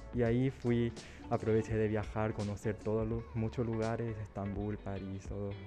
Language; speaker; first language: Spanish; early bilingual, other home language; Chinese